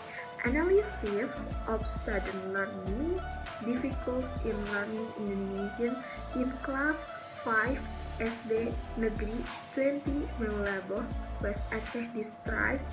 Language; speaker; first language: English; non-native, learner; Indonesian